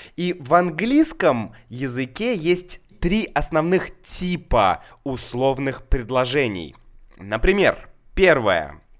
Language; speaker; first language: Russian; native; Russian